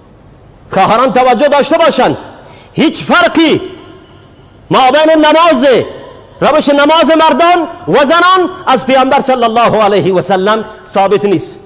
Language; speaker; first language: Persian; native; Persian